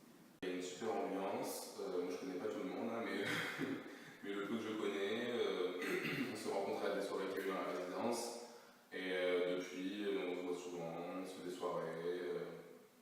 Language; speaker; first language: French; native; French